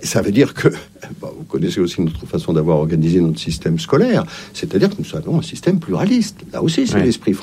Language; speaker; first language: French; native; French